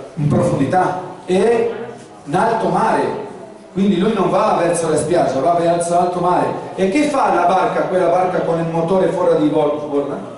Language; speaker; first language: Italian; non-native, fluent; Spanish